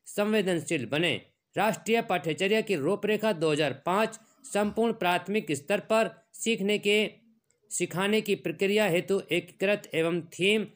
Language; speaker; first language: Hindi; native; Hindi